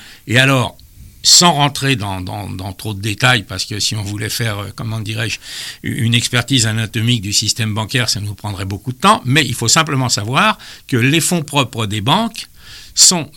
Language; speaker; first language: French; native; French